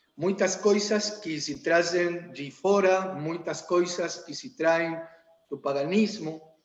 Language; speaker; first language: Portuguese; non-native, learner; Spanish